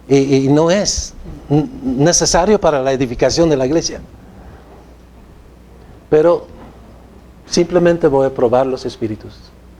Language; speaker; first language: Spanish; non-native, fluent; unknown